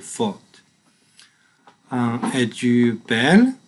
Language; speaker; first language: French; non-native, learner; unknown